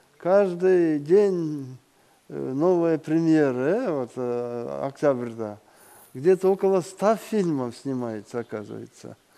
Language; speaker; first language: Russian; non-native, local second language; Kyrgyz